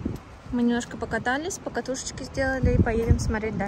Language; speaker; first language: Russian; native; Russian